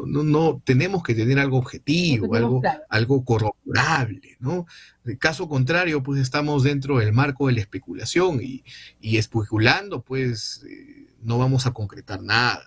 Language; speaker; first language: Spanish; native; Spanish